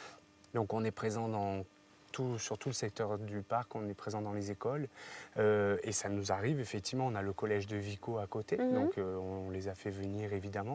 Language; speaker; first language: French; native; French